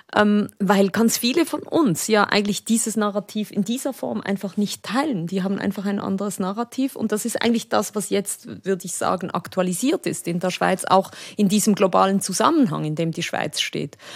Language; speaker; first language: German; early bilingual, other home language; Spanish